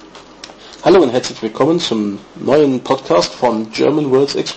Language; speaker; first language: German; non-native, fluent; English